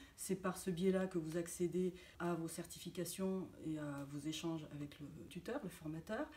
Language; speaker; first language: French; native; French